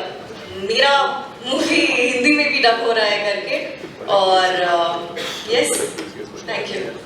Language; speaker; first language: Hindi; non-native, local second language; Kannada